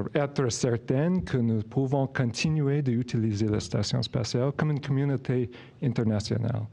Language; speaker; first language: French; non-native, fluent; English